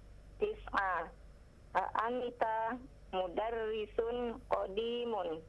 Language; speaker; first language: Arabic; non-native, learner; Indonesian